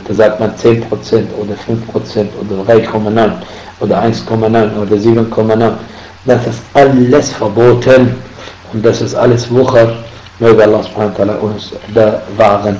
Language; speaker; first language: German; non-native, fluent; Arabic